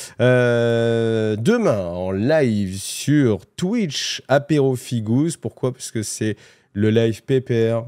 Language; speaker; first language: French; native; French